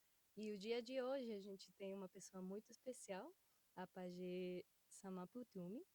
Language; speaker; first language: Portuguese; non-native, fluent; Spanish